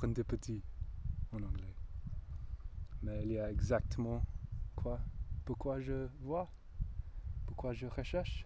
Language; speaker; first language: French; non-native, learner; English